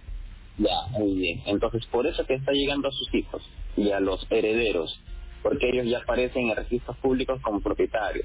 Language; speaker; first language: Spanish; native; Spanish